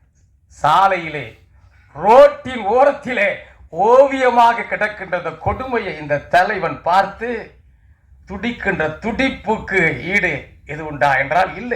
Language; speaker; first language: Tamil; native; Tamil